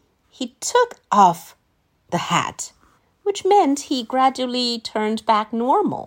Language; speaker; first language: English; non-native, fluent; Chinese